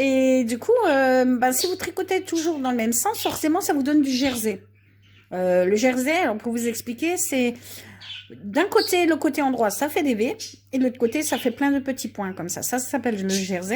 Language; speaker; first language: French; native; French